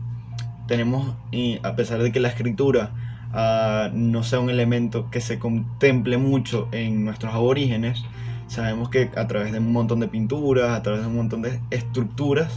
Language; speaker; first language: Spanish; native; Spanish